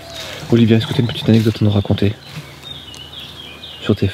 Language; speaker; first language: French; native; French